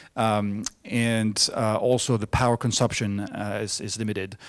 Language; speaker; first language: English; non-native, fluent; French